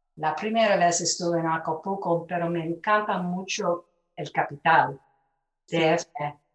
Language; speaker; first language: Spanish; early bilingual, other home language; English